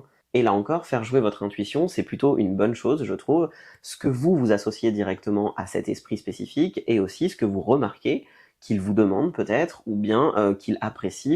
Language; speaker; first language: French; native; French